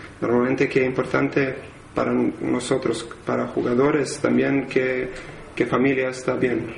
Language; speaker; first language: Spanish; non-native, learner; Serbian